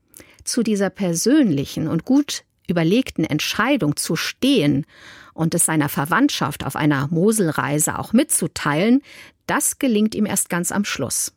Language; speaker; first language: German; native; German